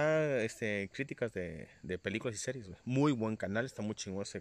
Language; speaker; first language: Spanish; native; Spanish